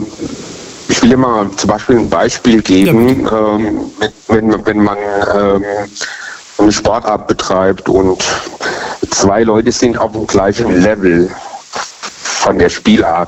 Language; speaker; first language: German; native; German